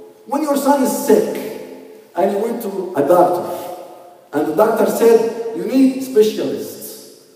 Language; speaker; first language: English; non-native, fluent; Arabic